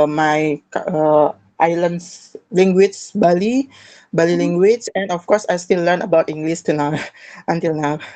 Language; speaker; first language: English; non-native, learner; Indonesian